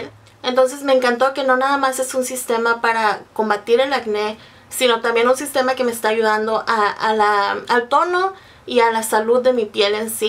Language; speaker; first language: Spanish; native; Spanish